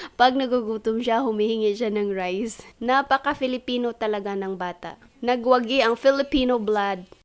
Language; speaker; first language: Filipino; non-native, local second language; Cebuano